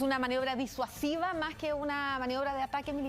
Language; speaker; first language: Spanish; native; Spanish